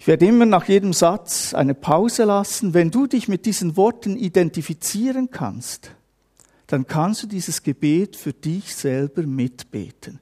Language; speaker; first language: German; native; German